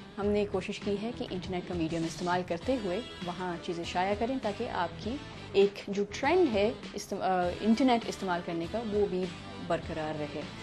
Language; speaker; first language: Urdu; native; Urdu